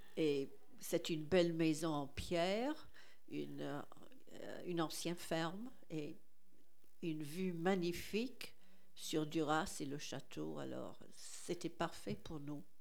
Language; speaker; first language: French; non-native, fluent; English